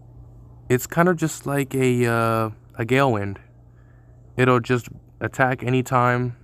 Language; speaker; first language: English; native; English